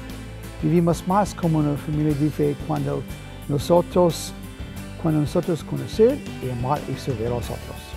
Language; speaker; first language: Spanish; non-native, fluent; English